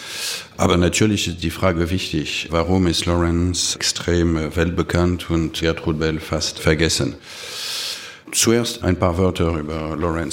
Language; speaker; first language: German; non-native, fluent; French